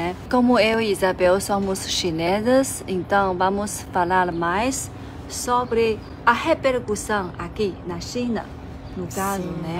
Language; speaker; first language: Portuguese; non-native, fluent; Chinese